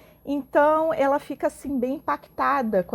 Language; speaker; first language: Portuguese; native; Portuguese